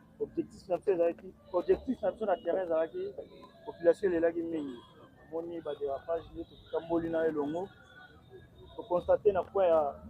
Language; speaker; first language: Lingala; native; Lingala